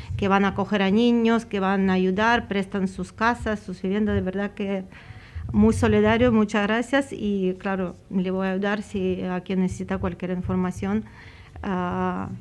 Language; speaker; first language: Spanish; non-native, fluent; Ukrainian